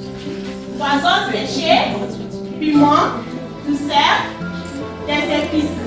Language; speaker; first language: French; non-native, learner; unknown